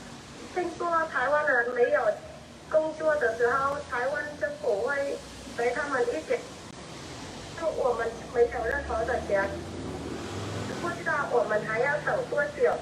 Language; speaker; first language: Chinese; non-native, fluent; Vietnamese